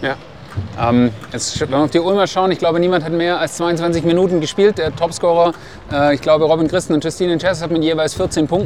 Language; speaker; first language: German; native; German